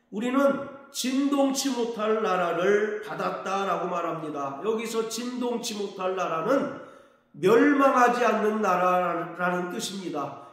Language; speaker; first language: Korean; native; Korean